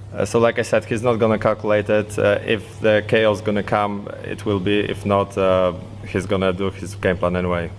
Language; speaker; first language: English; non-native, fluent; Polish